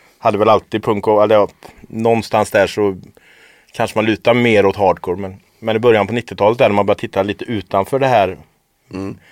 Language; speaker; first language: Swedish; native; Swedish